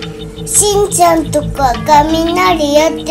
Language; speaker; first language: Japanese; native; Japanese